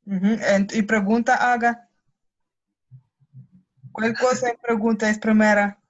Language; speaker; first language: Spanish; non-native, learner; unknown